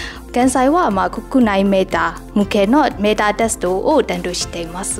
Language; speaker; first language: Japanese; non-native, fluent; Burmese